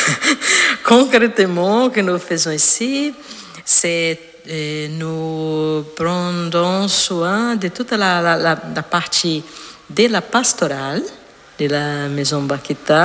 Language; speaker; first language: French; non-native, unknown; Portuguese